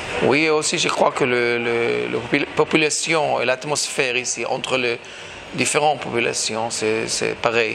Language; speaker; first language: French; non-native, fluent; Hebrew